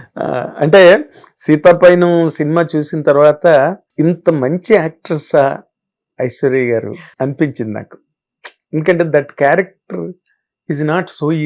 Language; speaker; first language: Telugu; native; Telugu